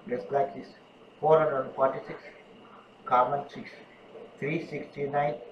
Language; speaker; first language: English; non-native, local second language; Tamil